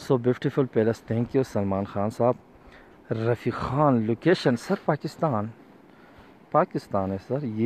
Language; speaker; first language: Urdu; non-native, local second language; Pashto